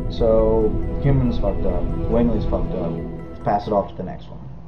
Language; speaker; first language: English; native; English